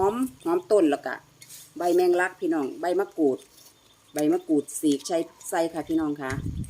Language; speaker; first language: Thai; native; Thai